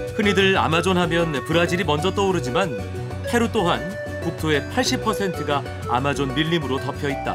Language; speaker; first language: Korean; native; Korean